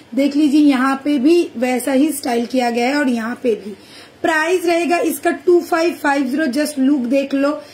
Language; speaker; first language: Hindi; non-native, local second language; Bangla